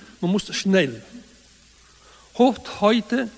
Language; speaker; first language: German; non-native, learner; Italian